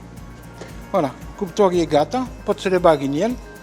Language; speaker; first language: Romanian; non-native, fluent; French